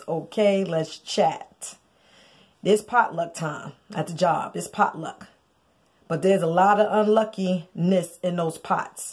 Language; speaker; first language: English; native; English